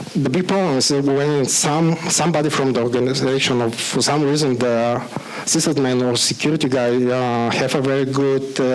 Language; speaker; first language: English; non-native, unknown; Bulgarian